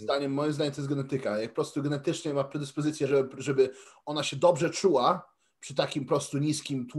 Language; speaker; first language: Polish; early bilingual, heritage; Polish